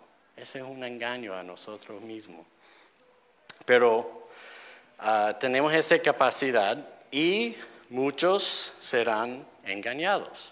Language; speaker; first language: Spanish; non-native, fluent; English